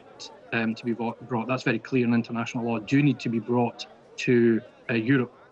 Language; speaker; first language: English; native; English